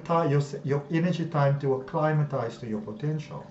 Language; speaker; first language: English; native; English